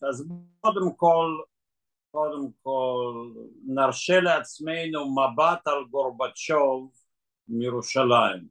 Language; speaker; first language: Hebrew; non-native, fluent; Russian